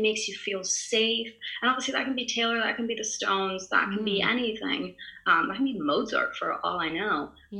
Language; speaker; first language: English; non-native, fluent; Italian